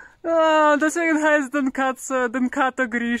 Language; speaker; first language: German; non-native, fluent; Russian